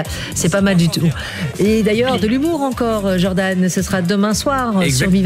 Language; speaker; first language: French; native; French